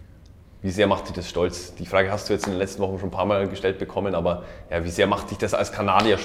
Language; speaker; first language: German; native; German